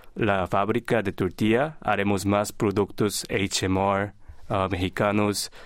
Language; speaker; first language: Spanish; non-native, fluent; Korean